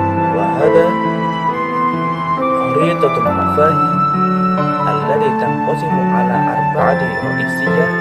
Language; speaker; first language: Arabic; non-native, learner; Indonesian